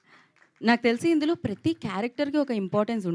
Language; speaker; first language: Telugu; native; Telugu